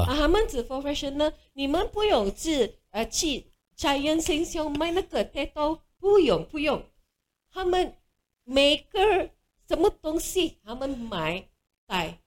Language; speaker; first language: Chinese; non-native, local second language; Malay